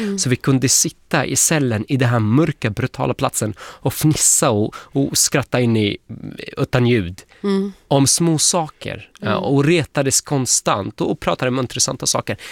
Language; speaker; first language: Swedish; non-native, fluent; Arabic